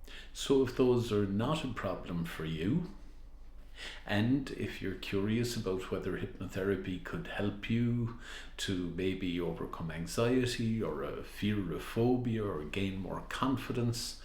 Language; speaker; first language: English; native; English